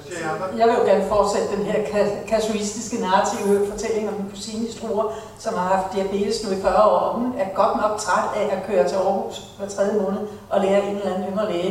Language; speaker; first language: Danish; native; Danish